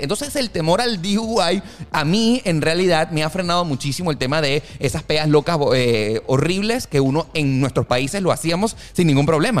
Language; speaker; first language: Spanish; native; Spanish